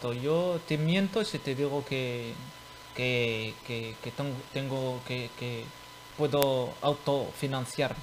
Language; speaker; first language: Spanish; non-native, fluent; Arabic